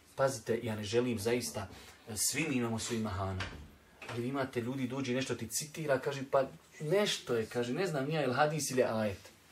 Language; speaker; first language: Bosnian; native; Bosnian